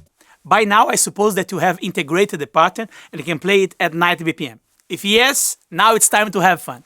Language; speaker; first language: English; non-native, fluent; Portuguese